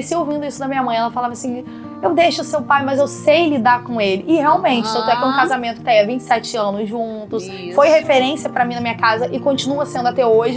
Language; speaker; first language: Portuguese; native; Portuguese